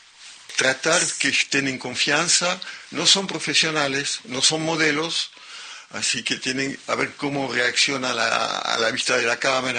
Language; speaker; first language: Spanish; non-native, local second language; French